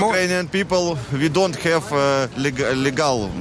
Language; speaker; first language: English; non-native, learner; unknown